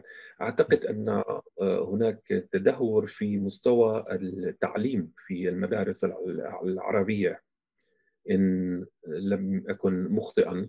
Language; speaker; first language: Arabic; non-native, fluent; German